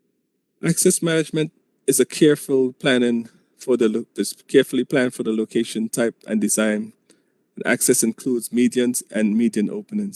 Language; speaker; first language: English; native; English